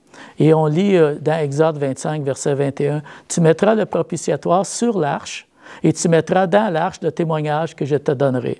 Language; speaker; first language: French; native; French